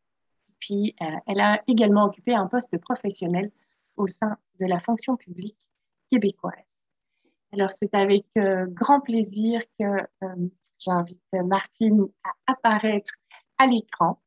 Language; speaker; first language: French; native; French